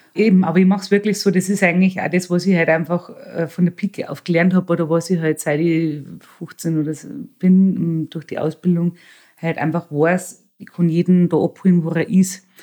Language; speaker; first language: German; native; German